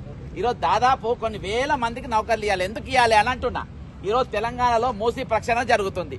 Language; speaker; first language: Telugu; native; Telugu